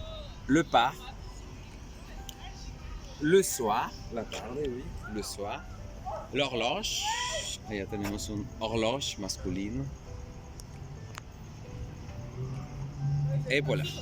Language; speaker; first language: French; non-native, fluent; Spanish